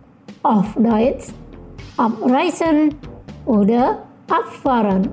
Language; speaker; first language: German; non-native, fluent; Indonesian